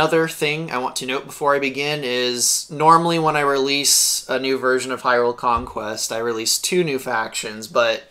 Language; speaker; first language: English; native; English